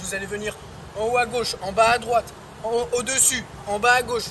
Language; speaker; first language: French; native; French